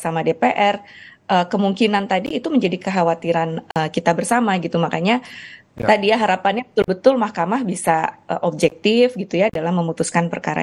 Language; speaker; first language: Indonesian; native; Indonesian